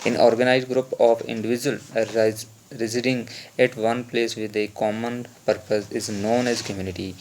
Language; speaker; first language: English; non-native, local second language; Punjabi